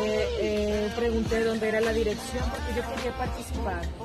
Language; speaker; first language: Portuguese; non-native, learner; Spanish